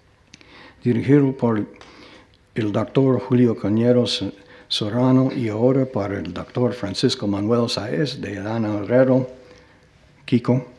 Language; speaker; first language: Spanish; non-native, fluent; English